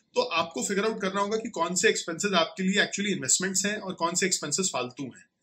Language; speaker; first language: Hindi; native; Hindi